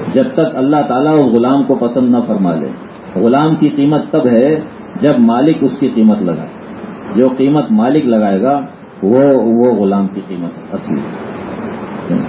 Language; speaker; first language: Urdu; native; Urdu